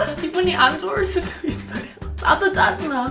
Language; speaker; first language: Korean; non-native, fluent; English